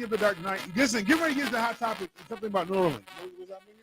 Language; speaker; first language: English; native; English